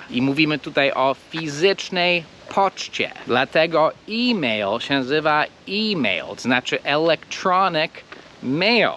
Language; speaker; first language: Polish; non-native, fluent; English